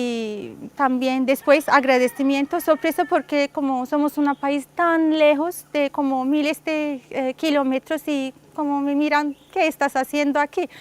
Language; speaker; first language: Spanish; non-native, fluent; Turkish